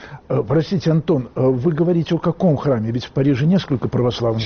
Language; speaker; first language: Russian; native; Russian